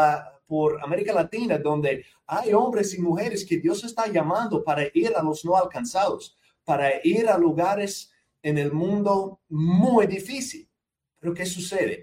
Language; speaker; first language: Spanish; non-native, fluent; English